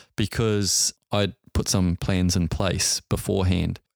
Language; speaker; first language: English; native; English